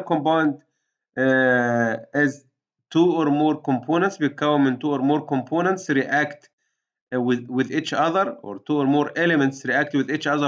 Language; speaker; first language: English; non-native, fluent; Arabic